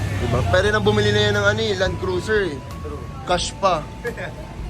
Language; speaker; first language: Filipino; native; Filipino